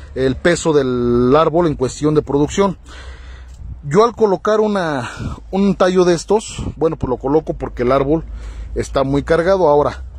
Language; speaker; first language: Spanish; native; Spanish